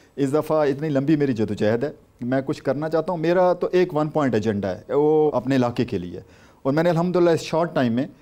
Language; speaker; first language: Urdu; non-native, local second language; Saraiki